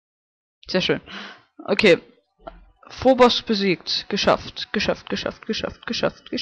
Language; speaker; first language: German; native; German